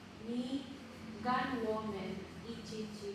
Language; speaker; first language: Chinese; non-native, learner; Filipino